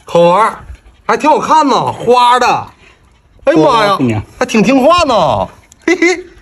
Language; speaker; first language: Chinese; native; Chinese